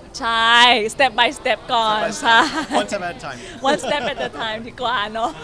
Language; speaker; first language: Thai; non-native, learner; English